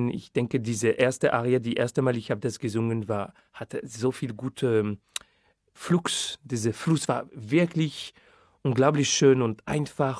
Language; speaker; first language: German; non-native, fluent; French